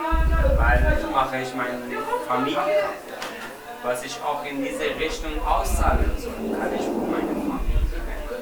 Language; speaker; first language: German; non-native, learner; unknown